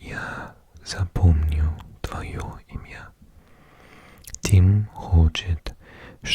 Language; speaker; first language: Russian; non-native, learner; English